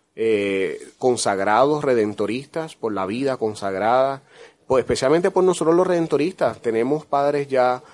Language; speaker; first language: Spanish; native; Spanish